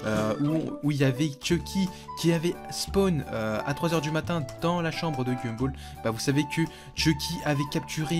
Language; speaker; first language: French; native; French